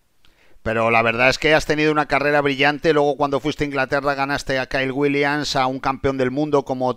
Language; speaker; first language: Spanish; native; Spanish